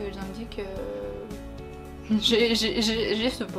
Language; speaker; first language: French; non-native, learner; Ukrainian